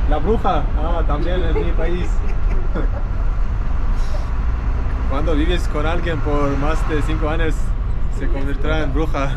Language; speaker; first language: Spanish; non-native, learner; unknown